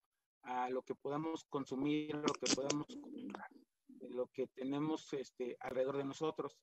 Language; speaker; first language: Spanish; native; Spanish